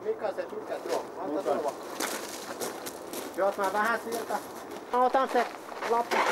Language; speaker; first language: Finnish; non-native, learner; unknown